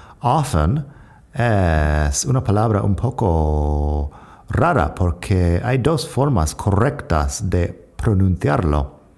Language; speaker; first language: Spanish; non-native, fluent; English